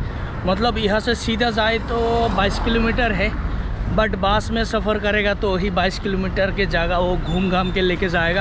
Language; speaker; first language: Hindi; non-native, local second language; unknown